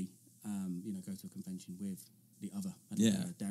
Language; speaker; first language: English; native; English